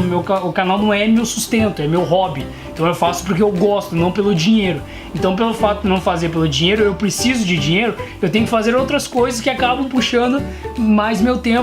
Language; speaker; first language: Portuguese; native; Portuguese